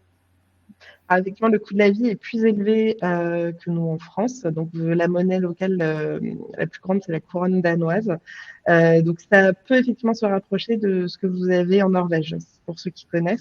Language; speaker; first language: French; native; French